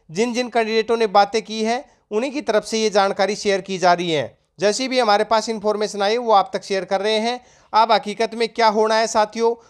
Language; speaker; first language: Hindi; native; Hindi